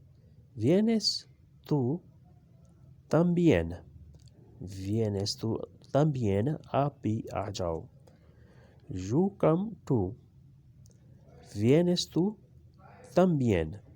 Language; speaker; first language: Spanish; non-native, learner; Urdu